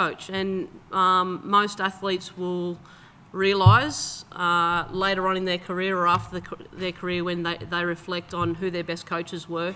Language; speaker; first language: English; native; English